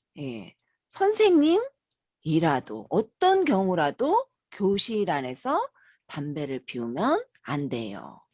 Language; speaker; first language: Korean; native; Korean